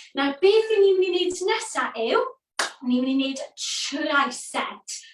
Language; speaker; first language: Welsh; native; Welsh